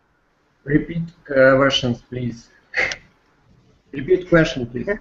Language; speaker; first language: English; non-native, learner; Russian